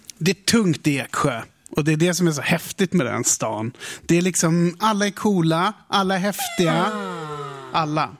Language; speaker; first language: Swedish; native; Swedish